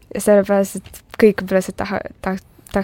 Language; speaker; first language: Estonian; non-native, local second language; Russian